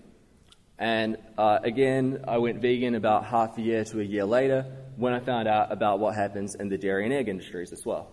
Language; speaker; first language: English; native; English